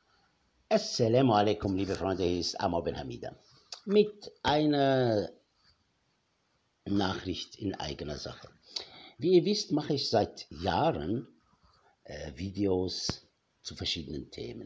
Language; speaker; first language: German; non-native, fluent; Arabic